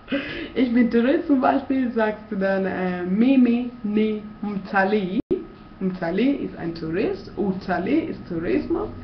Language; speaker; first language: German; non-native, fluent; Swahili